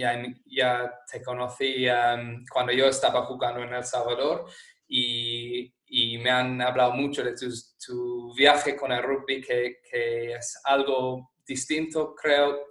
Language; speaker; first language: Spanish; non-native, fluent; English